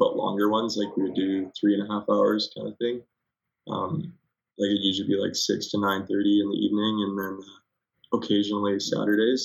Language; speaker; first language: English; native; English